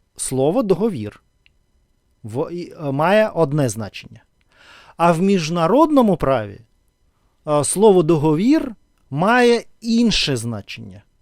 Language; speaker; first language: Ukrainian; non-native, learner; Russian